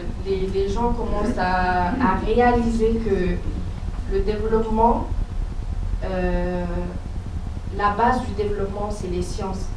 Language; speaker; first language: French; non-native, local second language; Wolof